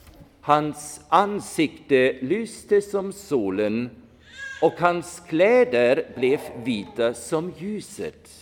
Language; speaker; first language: Swedish; non-native, fluent; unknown